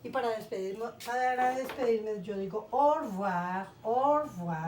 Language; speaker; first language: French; non-native, fluent; Spanish